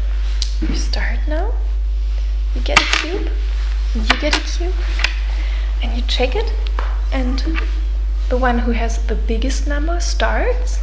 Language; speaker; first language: English; non-native, fluent; German